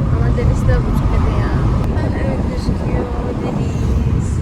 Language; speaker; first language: Turkish; non-native, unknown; Indonesian